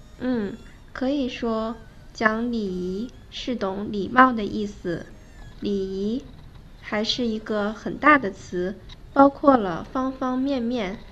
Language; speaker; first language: Chinese; non-native, fluent; Japanese